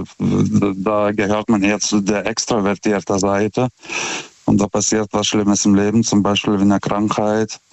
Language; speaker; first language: German; non-native, fluent; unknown